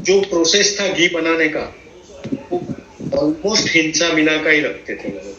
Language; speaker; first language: Hindi; non-native, local second language; Gujarati